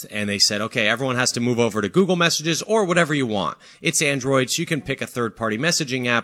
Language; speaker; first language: English; native; English